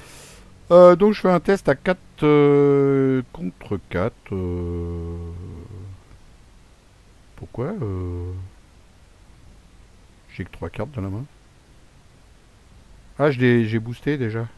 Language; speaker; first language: French; native; French